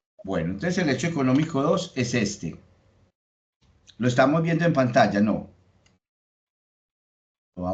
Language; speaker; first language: Spanish; native; Spanish